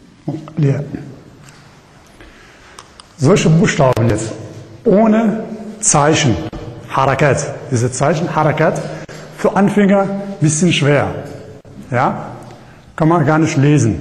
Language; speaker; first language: German; non-native, learner; Arabic